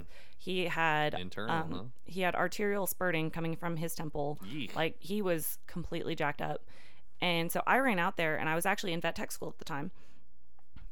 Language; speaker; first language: English; native; English